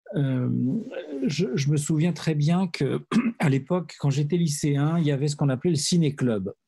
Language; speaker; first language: French; native; French